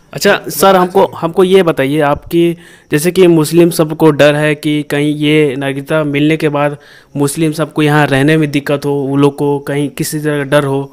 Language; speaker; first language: Hindi; native; Hindi